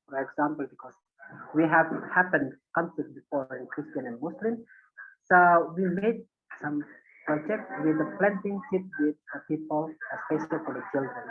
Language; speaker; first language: English; non-native, learner; Indonesian